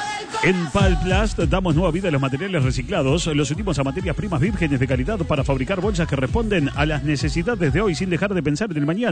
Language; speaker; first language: Spanish; native; Spanish